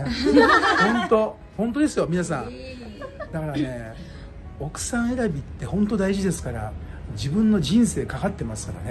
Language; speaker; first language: Japanese; native; Japanese